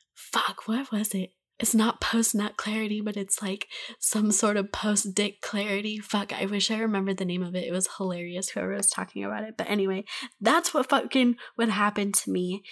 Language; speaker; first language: English; native; English